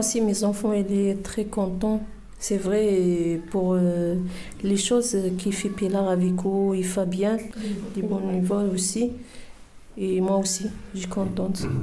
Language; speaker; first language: French; non-native, learner; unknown